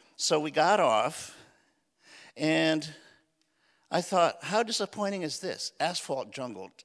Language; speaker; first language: English; early bilingual, other home language; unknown